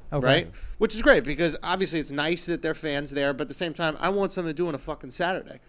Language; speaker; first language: English; native; English